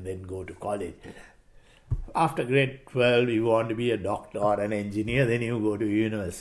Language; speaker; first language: English; non-native, local second language; Sinhala